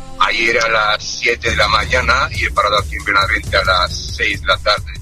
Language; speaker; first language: Spanish; non-native, fluent; Romanian